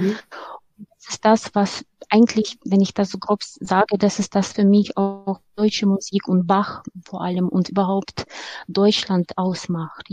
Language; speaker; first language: German; non-native, fluent; Ukrainian